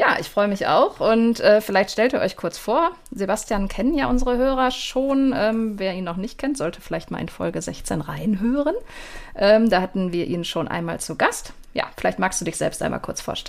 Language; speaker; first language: German; native; German